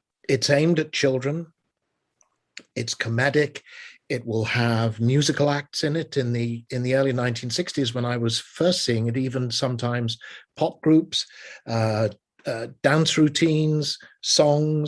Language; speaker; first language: English; native; English